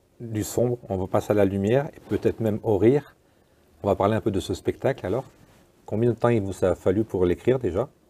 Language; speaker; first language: French; native; French